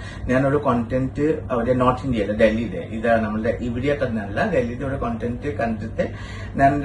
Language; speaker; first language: Malayalam; non-native, fluent; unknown